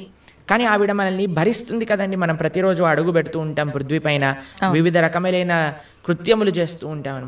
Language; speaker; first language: Telugu; native; Telugu